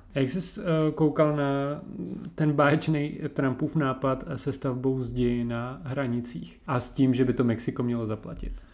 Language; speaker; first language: Czech; native; Czech